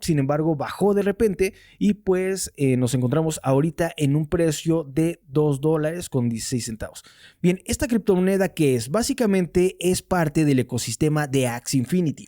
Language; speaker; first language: Spanish; native; Spanish